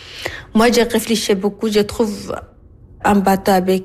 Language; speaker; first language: French; non-native, learner; Arabic